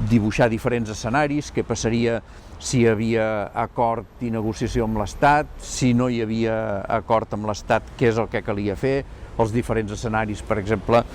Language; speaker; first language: Catalan; native; Catalan